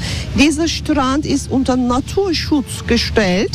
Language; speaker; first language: German; non-native, fluent; Turkish